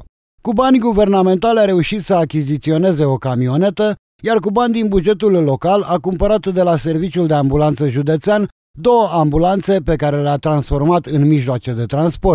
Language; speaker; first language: Romanian; native; Romanian